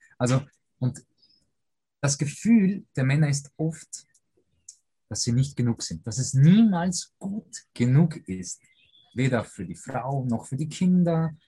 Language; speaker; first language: German; early bilingual, other home language; Polish